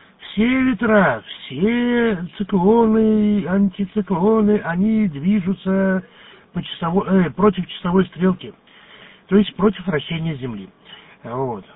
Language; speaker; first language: Russian; native; Russian